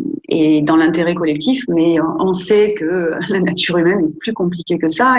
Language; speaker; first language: French; native; French